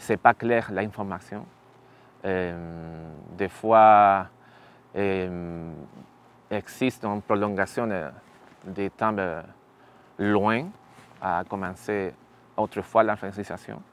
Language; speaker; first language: French; non-native, learner; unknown